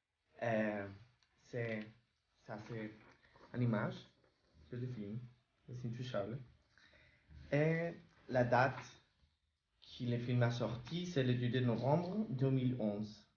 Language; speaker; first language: French; non-native, learner; Spanish